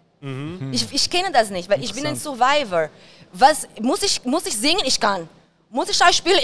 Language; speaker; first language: German; non-native, fluent; Portuguese